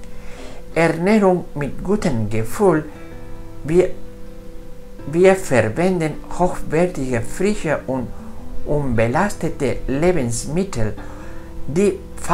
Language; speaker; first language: German; non-native, fluent; Spanish